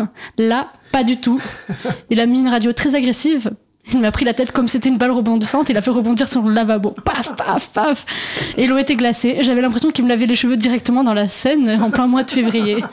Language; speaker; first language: French; native; French